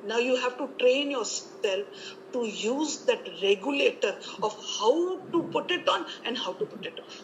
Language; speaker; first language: English; non-native, local second language; Punjabi